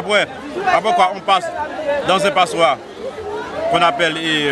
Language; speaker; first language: French; non-native, local second language; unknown